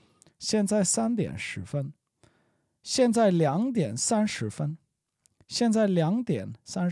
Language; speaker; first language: Chinese; non-native, learner; English